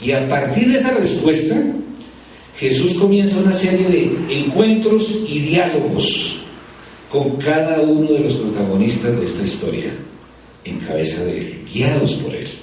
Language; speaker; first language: Spanish; native; Spanish